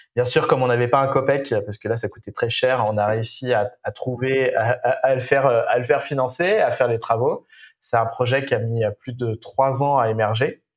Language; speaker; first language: French; native; French